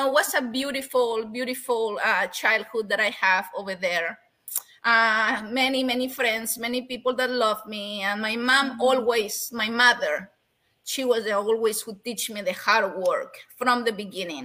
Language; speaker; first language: English; non-native, fluent; Spanish